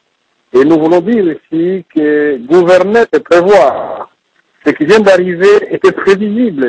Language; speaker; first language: French; non-native, local second language; Swahili